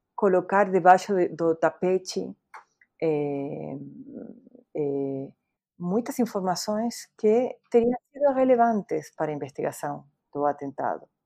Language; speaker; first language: Portuguese; non-native, fluent; Spanish